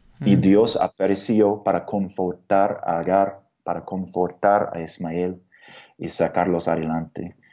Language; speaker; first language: Spanish; non-native, fluent; English